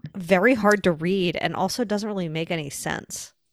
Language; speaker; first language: English; native; English